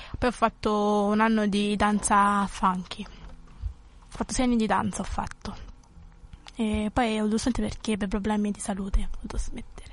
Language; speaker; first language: Italian; early bilingual, other home language; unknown